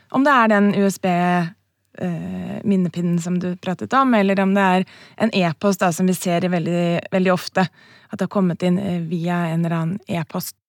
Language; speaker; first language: Norwegian; native; Norwegian